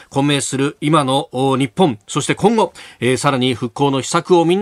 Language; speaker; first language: Japanese; native; Japanese